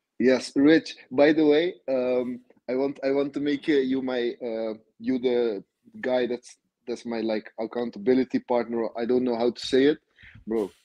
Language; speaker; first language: English; non-native, fluent; Dutch